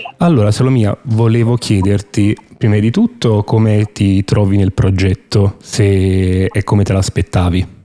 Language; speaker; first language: Italian; native; Italian